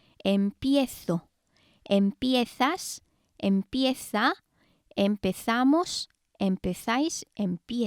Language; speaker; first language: Spanish; non-native, fluent; Korean